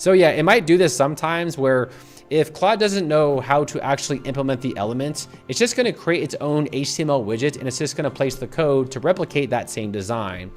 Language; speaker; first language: English; native; English